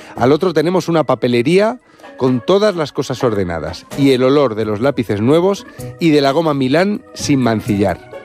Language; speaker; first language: Spanish; native; Spanish